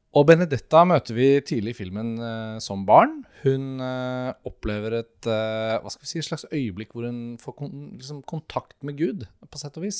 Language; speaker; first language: Norwegian; native; Norwegian